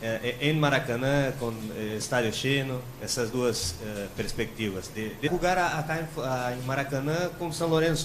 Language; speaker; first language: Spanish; non-native, learner; Portuguese